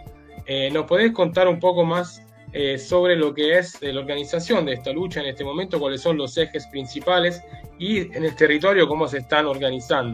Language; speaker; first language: Spanish; native; Spanish